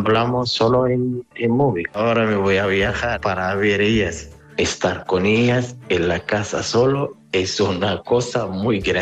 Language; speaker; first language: Spanish; non-native, learner; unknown